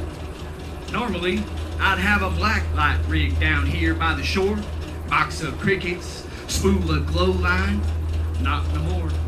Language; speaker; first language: English; native; English